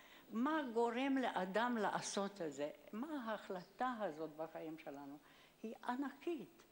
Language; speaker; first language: Hebrew; non-native, fluent; Hungarian